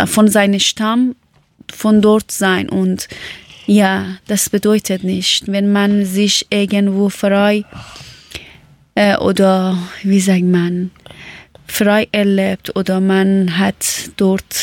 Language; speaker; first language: German; non-native, learner; Persian